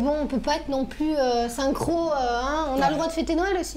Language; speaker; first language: French; native; French